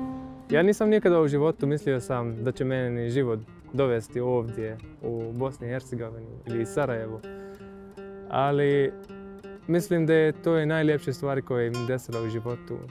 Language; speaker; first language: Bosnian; non-native, fluent; Arabic